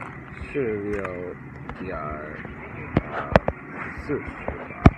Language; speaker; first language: Chinese; non-native, learner; English